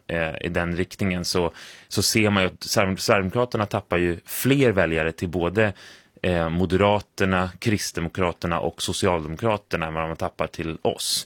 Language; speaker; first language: Swedish; native; Swedish